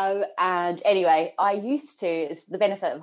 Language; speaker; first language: English; native; English